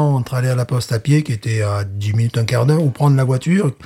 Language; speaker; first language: French; native; French